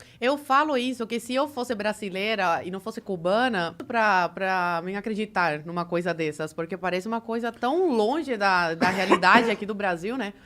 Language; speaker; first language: Portuguese; early bilingual, other home language; Spanish